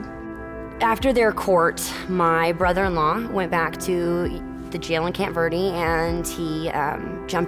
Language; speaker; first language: English; native; English